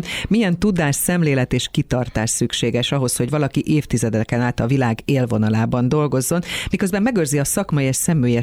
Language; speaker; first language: Hungarian; native; Hungarian